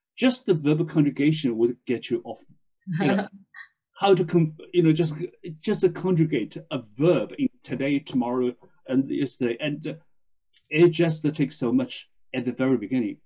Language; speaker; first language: English; non-native, fluent; Chinese